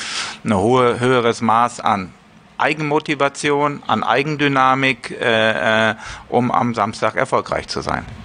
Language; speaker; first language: German; native; German